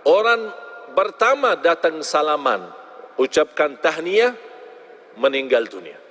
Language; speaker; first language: Indonesian; non-native, fluent; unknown